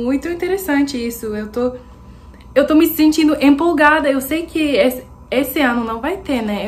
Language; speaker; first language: Portuguese; non-native, fluent; French